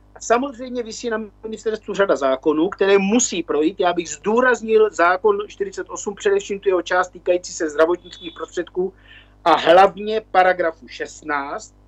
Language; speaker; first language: Czech; native; Czech